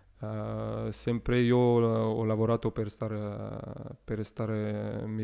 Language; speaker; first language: Italian; non-native, learner; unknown